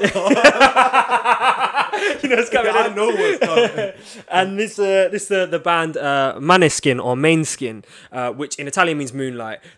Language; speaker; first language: English; native; English